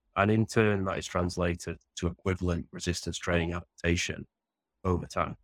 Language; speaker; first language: English; native; English